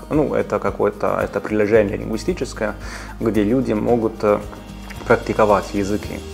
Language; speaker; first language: Russian; non-native, fluent; Italian